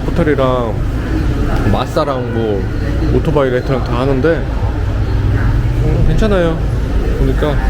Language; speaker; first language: Korean; native; Korean